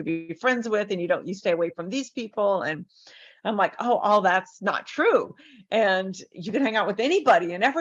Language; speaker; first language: English; native; English